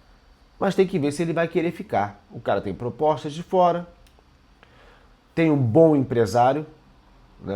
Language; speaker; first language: Portuguese; native; Portuguese